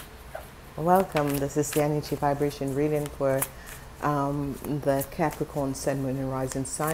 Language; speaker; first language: English; non-native, fluent; Dutch